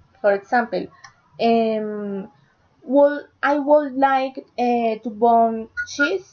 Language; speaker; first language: English; non-native, learner; Spanish